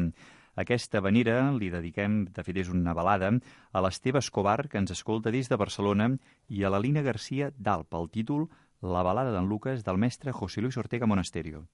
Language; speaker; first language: Catalan; native; Catalan